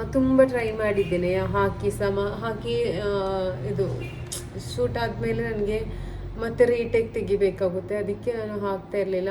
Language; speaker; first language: Kannada; non-native, local second language; Malayalam